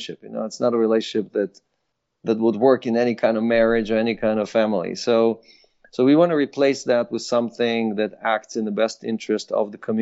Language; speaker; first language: English; non-native, fluent; Hebrew